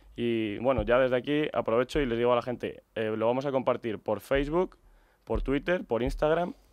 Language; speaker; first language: Spanish; native; Spanish